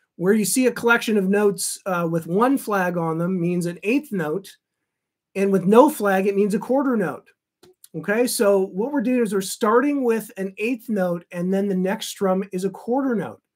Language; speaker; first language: English; native; English